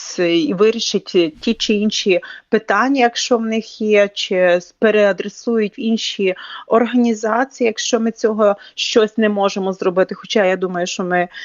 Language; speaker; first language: Ukrainian; native; Ukrainian